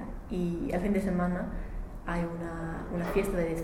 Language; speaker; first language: Spanish; non-native, learner; English